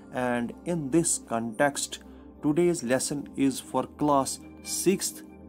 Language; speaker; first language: English; non-native, local second language; Kashmiri